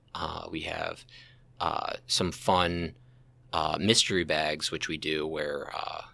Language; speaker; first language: English; native; English